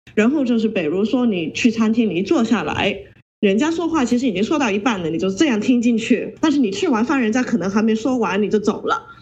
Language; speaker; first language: Chinese; non-native, local second language; Cantonese